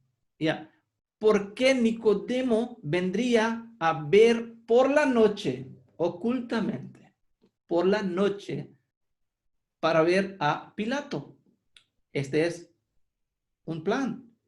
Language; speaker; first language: Spanish; non-native, fluent; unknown